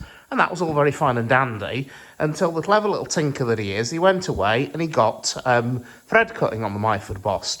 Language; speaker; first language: English; native; English